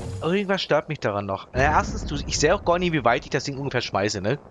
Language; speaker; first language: German; native; German